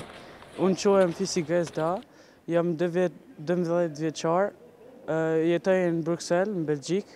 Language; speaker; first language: Albanian; early bilingual, heritage; Albanian